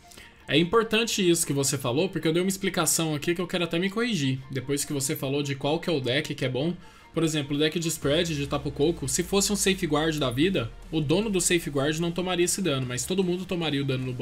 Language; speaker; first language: Portuguese; native; Portuguese